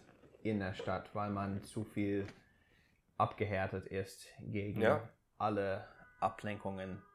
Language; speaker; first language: German; non-native, fluent; English